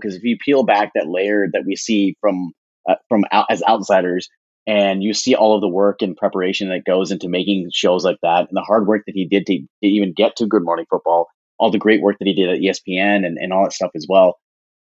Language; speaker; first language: English; native; English